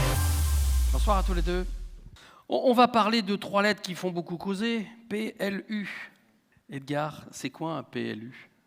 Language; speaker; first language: French; native; French